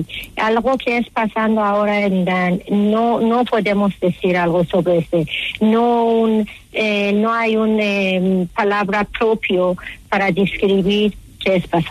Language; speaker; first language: Spanish; non-native, learner; Persian